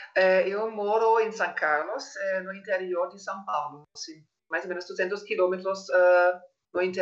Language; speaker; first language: Portuguese; non-native, fluent; German